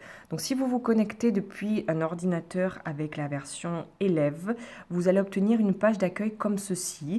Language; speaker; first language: French; native; French